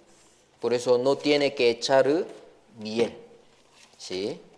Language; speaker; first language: Spanish; non-native, learner; Korean